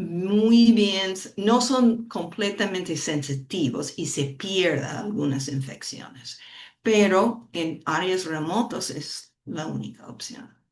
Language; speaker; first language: Spanish; non-native, fluent; English